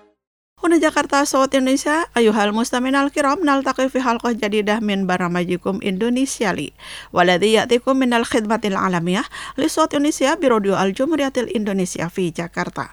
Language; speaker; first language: Arabic; non-native, fluent; Indonesian